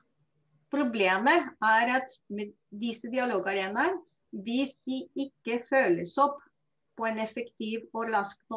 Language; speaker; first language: Norwegian; non-native, fluent; Spanish